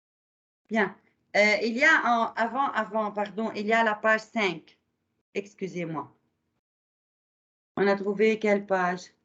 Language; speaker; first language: French; non-native, fluent; Arabic